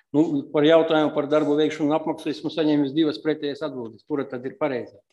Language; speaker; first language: Latvian; non-native, local second language; Russian